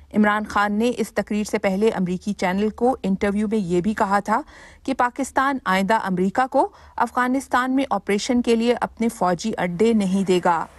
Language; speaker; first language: Urdu; native; Urdu